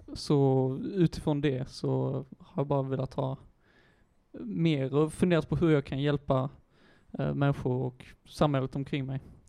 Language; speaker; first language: Swedish; native; Swedish